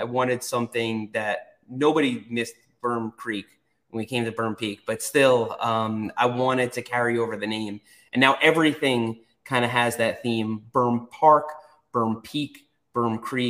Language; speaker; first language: English; native; English